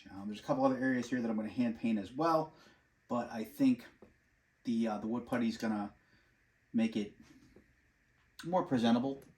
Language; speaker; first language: English; native; English